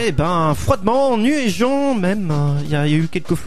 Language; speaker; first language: French; native; French